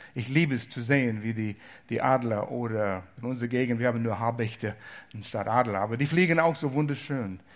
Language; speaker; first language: German; non-native, fluent; English